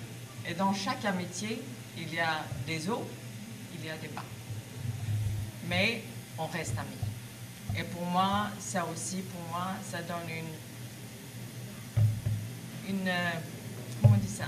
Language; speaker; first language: French; non-native, fluent; Swedish